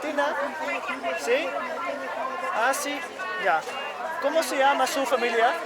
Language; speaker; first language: Spanish; non-native, learner; English